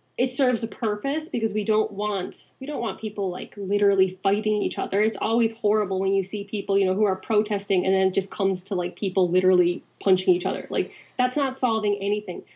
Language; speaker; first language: English; native; English